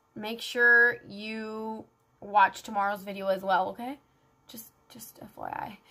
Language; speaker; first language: English; early bilingual, other home language; Spanish